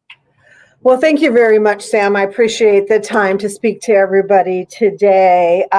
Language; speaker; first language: English; native; English